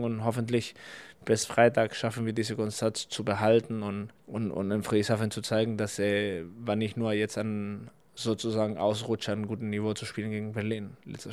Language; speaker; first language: German; non-native, fluent; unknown